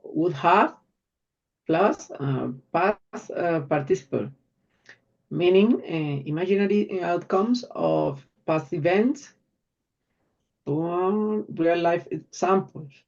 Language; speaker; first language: English; non-native, learner; Spanish